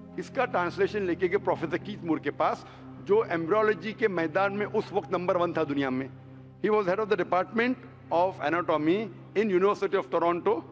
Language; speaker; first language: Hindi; non-native, local second language; Konkani